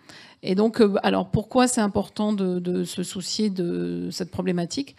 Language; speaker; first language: French; native; French